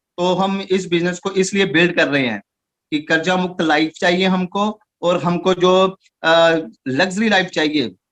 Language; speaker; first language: Hindi; non-native, local second language; Punjabi